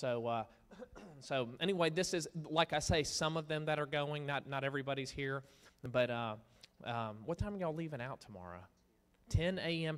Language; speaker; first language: English; native; English